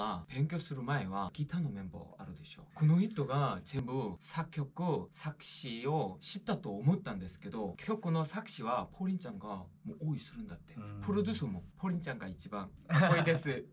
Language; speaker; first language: Japanese; non-native, learner; Korean